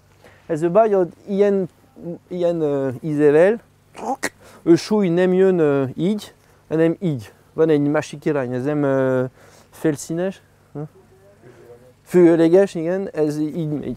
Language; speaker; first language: Hungarian; non-native, learner; French